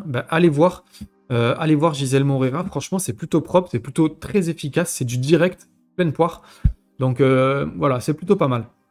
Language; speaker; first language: French; native; French